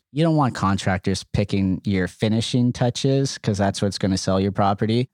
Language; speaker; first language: English; native; English